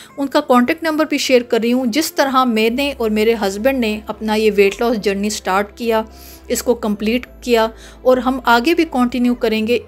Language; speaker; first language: Urdu; native; Urdu